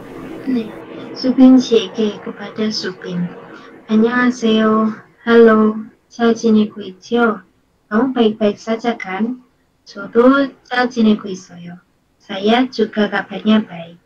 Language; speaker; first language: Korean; non-native, learner; Indonesian